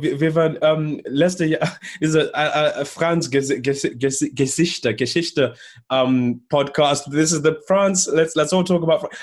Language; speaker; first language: German; non-native, learner; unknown